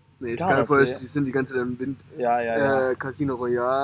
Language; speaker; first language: German; native; German